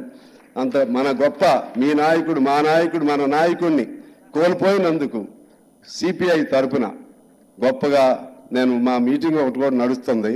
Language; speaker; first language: Telugu; native; Telugu